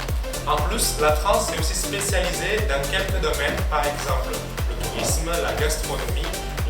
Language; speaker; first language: French; non-native, fluent; Indonesian